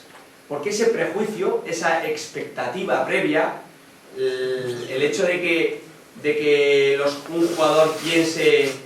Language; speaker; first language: Spanish; native; Spanish